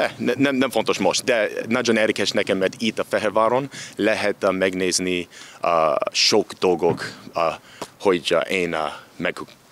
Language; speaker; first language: Hungarian; non-native, learner; English